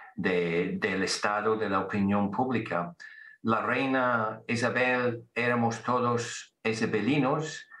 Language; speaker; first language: Spanish; non-native, fluent; English